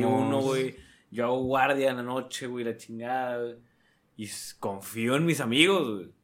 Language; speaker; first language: Spanish; native; Spanish